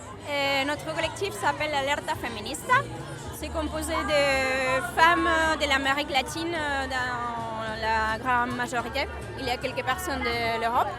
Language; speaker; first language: French; non-native, fluent; Spanish